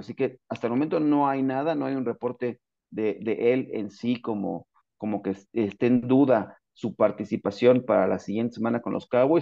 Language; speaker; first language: Spanish; native; Spanish